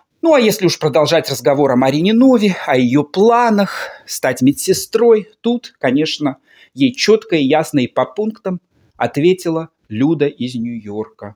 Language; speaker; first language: Russian; native; Russian